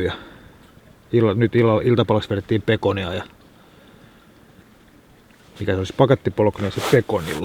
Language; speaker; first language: Finnish; native; Finnish